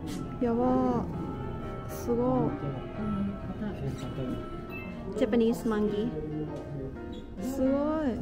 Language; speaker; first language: Japanese; non-native, fluent; Thai